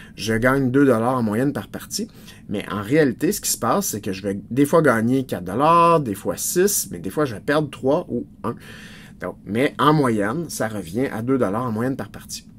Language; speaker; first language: French; native; French